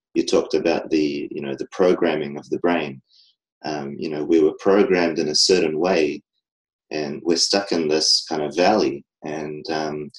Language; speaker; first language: English; native; English